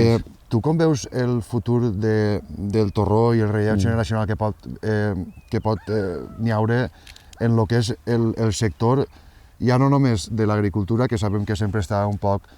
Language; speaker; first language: Catalan; native; Catalan